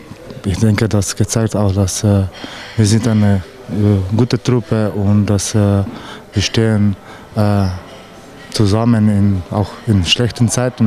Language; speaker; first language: German; non-native, learner; Slovenian